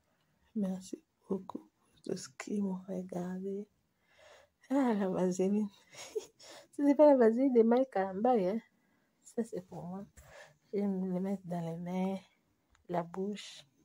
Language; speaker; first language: French; non-native, local second language; Lingala